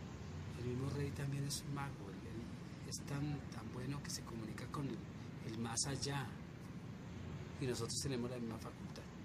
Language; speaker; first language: Spanish; native; Spanish